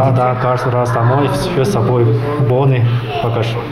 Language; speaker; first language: Russian; non-native, learner; Chinese